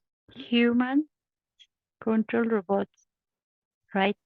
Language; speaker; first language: English; non-native, learner; Spanish